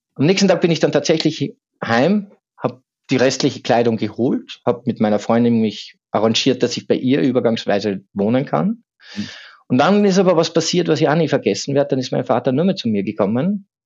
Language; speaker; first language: German; native; German